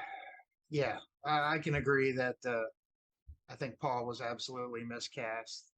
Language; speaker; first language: English; native; English